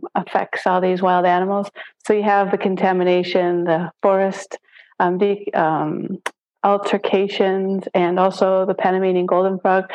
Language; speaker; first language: English; native; English